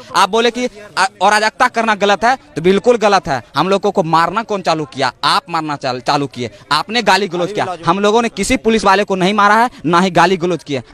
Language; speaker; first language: Hindi; native; Hindi